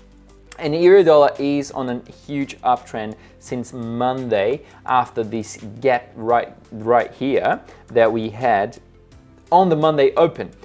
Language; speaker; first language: English; non-native, fluent; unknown